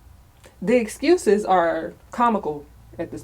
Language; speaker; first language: English; native; English